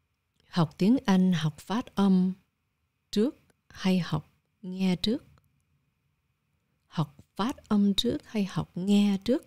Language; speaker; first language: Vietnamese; early bilingual, heritage; Vietnamese